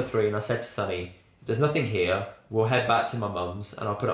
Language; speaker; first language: English; native; English